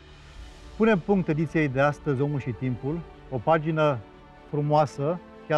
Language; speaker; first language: Romanian; native; Romanian